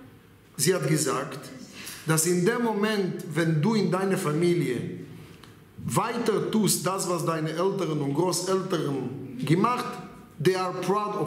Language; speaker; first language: German; non-native, fluent; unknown